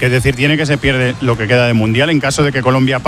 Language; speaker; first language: Spanish; native; Spanish